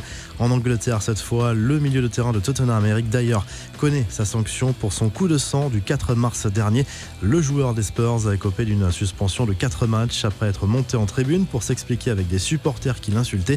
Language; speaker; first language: French; native; French